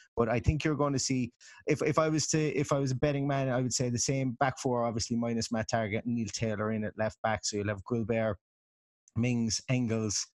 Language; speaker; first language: English; native; English